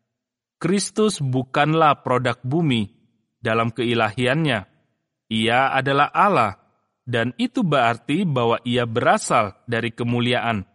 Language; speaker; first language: Indonesian; native; Indonesian